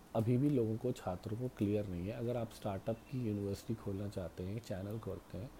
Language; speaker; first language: Hindi; native; Hindi